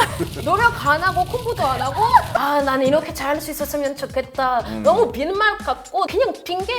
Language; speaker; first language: Korean; non-native, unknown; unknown